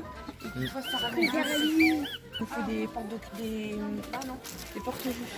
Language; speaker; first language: French; native; French